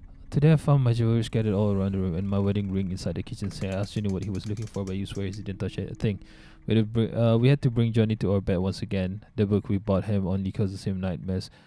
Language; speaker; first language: English; non-native, local second language; Malay